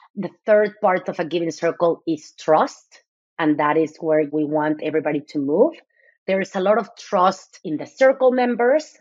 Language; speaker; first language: English; non-native, fluent; Spanish